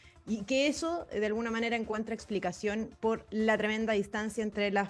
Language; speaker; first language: Spanish; native; Spanish